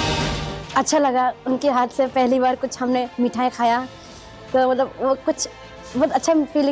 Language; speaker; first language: Hindi; non-native, local second language; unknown